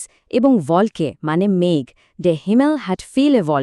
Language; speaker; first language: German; non-native, fluent; Bangla